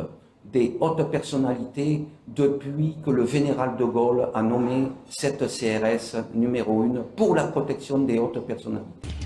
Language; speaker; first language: French; native; French